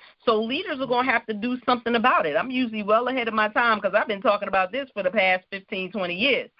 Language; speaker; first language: English; native; English